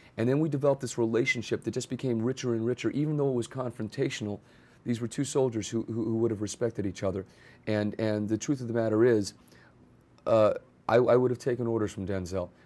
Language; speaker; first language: English; native; English